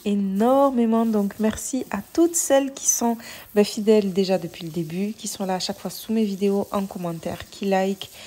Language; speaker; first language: French; native; French